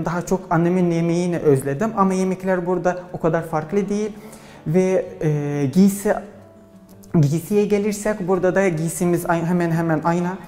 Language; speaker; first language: Turkish; non-native, fluent; Arabic